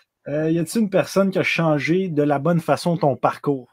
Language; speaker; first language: French; native; French